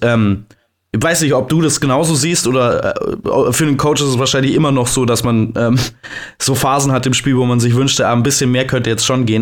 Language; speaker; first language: German; native; German